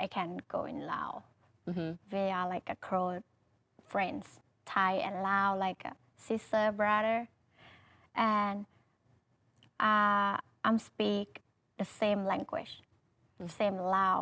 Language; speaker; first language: English; non-native, learner; Thai